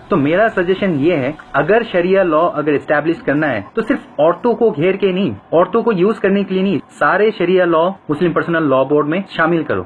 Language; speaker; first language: Hindi; non-native, fluent; Bangla